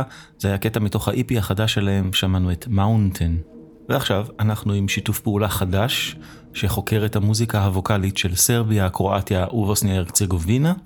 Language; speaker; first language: Hebrew; native; Hebrew